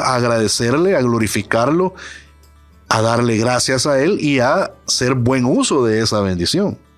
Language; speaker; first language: Spanish; native; Spanish